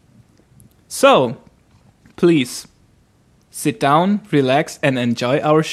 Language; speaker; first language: English; non-native, fluent; Swedish